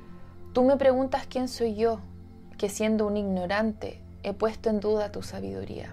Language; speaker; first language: Spanish; native; Spanish